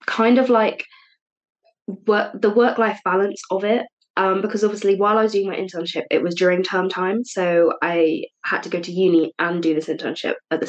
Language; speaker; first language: English; native; English